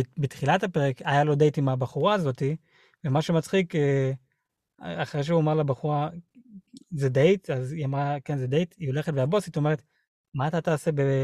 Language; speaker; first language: Hebrew; early bilingual, other home language; English